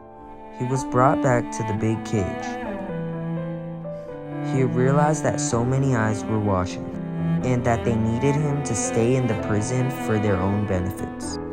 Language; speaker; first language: English; non-native, fluent; Chinese